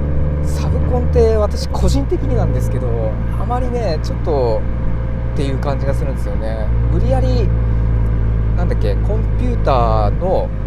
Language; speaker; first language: Japanese; native; Japanese